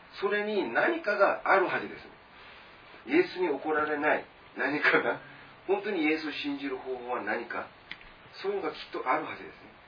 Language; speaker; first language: Japanese; non-native, fluent; Korean